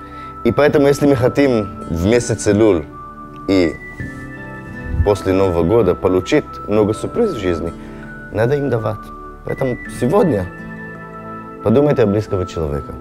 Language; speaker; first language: Russian; non-native, fluent; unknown